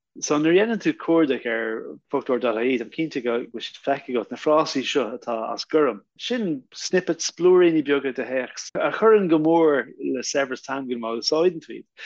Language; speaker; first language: Irish; native; Irish